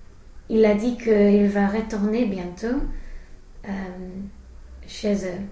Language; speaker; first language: French; non-native, learner; English